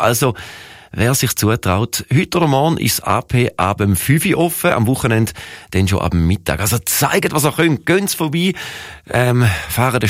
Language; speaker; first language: German; native; German